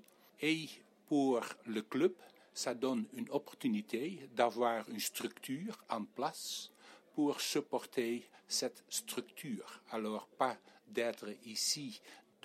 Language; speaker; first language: French; non-native, fluent; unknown